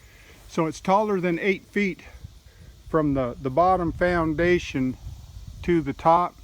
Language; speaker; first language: English; native; English